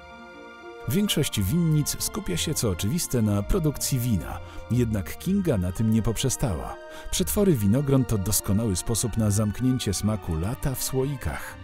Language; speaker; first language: Polish; native; Polish